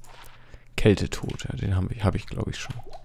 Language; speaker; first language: German; native; German